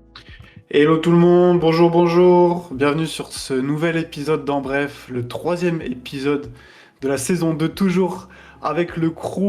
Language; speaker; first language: French; native; French